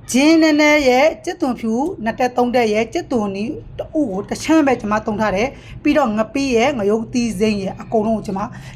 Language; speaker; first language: Burmese; native; Burmese